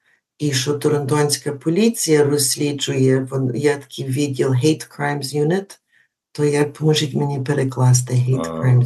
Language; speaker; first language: Ukrainian; early bilingual, heritage; Ukrainian